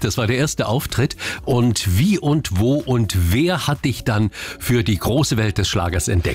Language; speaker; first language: German; native; German